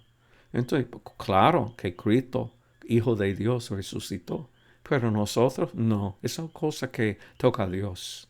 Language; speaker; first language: Spanish; non-native, fluent; English